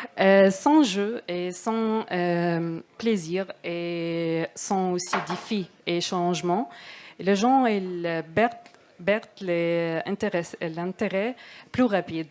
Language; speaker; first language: French; non-native, learner; Arabic